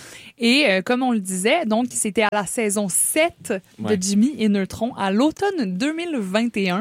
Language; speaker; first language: French; native; French